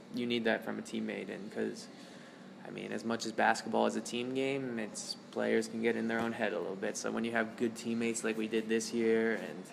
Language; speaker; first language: English; native; English